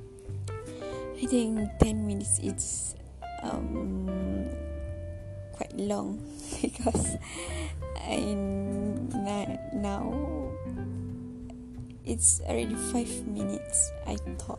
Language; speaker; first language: English; non-native, local second language; Malay